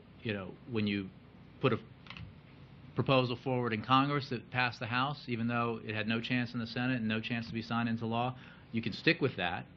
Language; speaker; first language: English; native; English